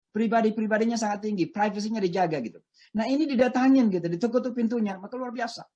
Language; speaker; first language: Indonesian; non-native, local second language; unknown